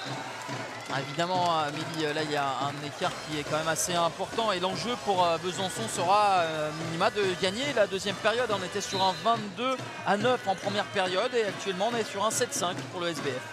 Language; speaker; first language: French; native; French